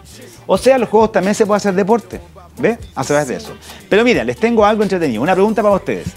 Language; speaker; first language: Spanish; native; Spanish